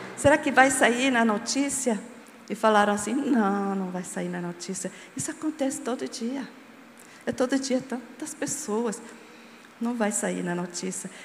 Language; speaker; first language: Portuguese; non-native, fluent; English